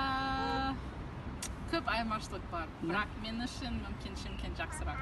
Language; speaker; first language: Kazakh; non-native, learner; English